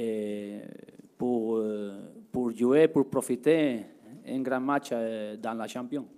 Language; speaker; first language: French; non-native, learner; Spanish